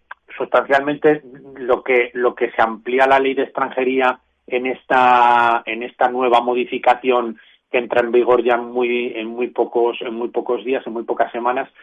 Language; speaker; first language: Spanish; native; Spanish